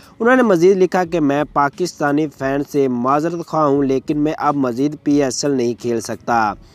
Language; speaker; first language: Urdu; native; Urdu